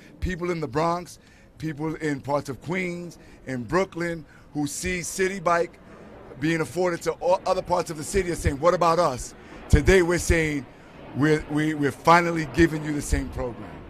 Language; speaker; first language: English; early bilingual, other home language; Spanish